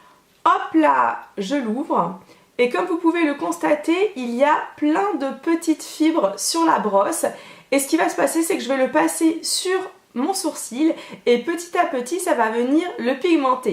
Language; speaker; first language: French; native; French